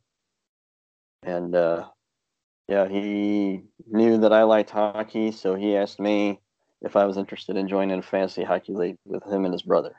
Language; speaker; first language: English; native; English